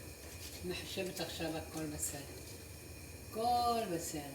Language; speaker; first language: Hebrew; non-native, fluent; Arabic